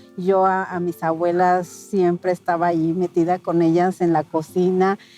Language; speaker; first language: Spanish; non-native, local second language; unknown